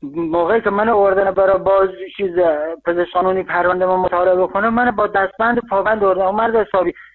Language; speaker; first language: Persian; non-native, local second language; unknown